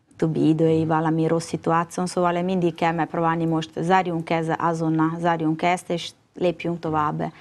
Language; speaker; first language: Hungarian; non-native, learner; Italian